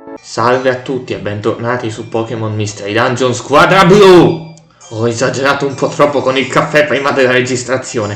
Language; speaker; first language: Italian; native; Italian